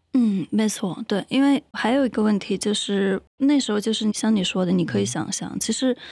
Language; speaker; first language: Chinese; non-native, fluent; Ukrainian